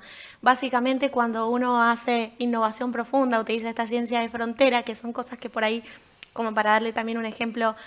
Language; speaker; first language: Spanish; native; Spanish